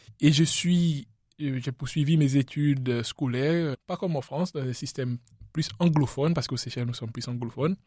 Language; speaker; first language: French; non-native, local second language; Seselwa Creole French